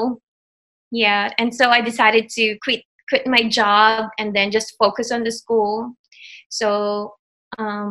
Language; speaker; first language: English; non-native, local second language; Filipino